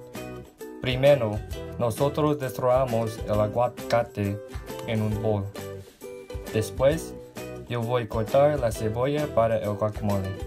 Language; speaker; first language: Spanish; non-native, learner; English